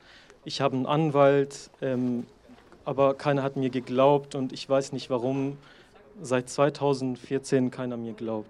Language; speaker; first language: German; non-native, learner; Persian